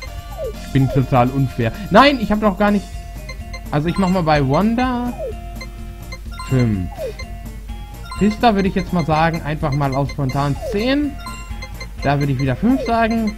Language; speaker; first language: German; native; German